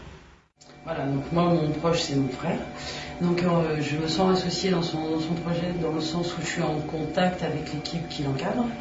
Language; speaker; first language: French; native; French